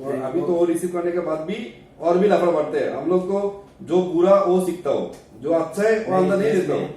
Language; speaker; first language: Hindi; non-native, learner; Bangla